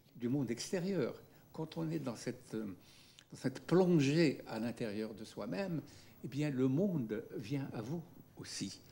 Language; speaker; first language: French; non-native, local second language; Arabic